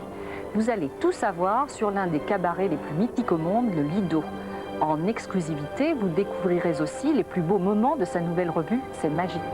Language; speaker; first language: French; native; French